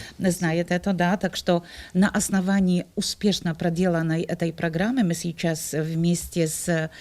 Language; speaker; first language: Russian; non-native, fluent; Polish